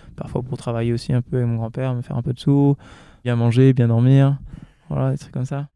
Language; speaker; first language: French; native; French